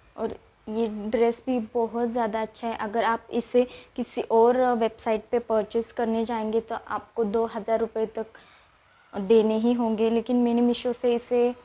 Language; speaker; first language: Hindi; native; Hindi